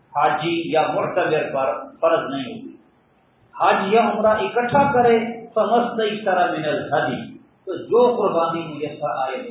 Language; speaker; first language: Urdu; non-native, local second language; Punjabi